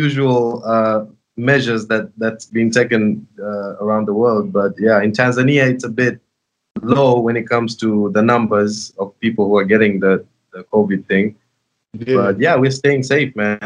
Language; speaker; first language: English; non-native, local second language; Sinhala